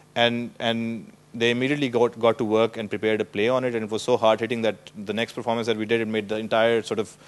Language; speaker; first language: English; non-native, local second language; Urdu